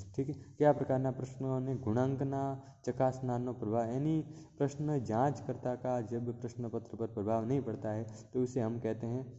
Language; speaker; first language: Hindi; non-native, local second language; Gujarati